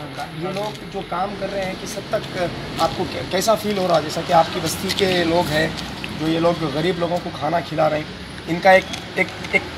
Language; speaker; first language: Hindi; non-native, local second language; Urdu